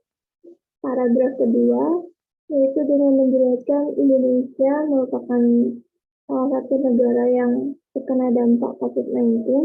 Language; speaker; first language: Indonesian; native; Indonesian